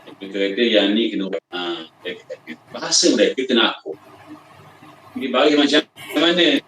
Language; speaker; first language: Malay; native; Malay